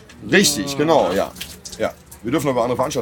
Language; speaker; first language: German; native; German